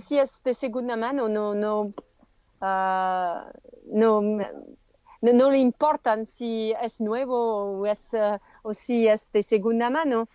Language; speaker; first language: Spanish; non-native, learner; French